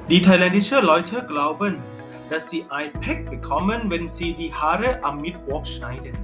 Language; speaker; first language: German; non-native, learner; Thai